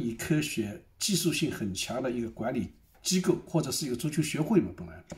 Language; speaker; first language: Chinese; native; Chinese